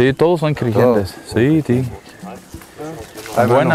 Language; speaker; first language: Spanish; non-native, learner; Danish